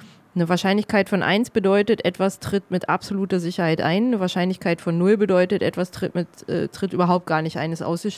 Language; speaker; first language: German; native; German